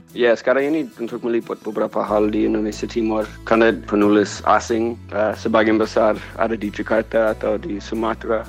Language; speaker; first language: Indonesian; non-native, fluent; English